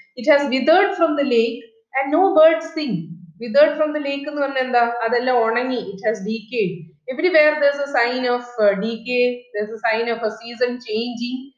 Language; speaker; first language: English; non-native, local second language; Malayalam